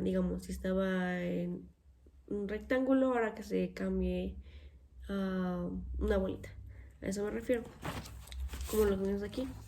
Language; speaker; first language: Spanish; native; Spanish